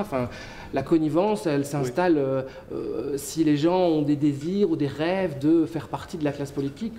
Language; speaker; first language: French; native; French